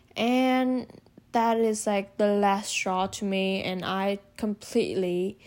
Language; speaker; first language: English; non-native, fluent; Vietnamese